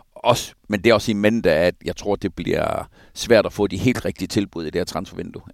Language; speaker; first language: Danish; native; Danish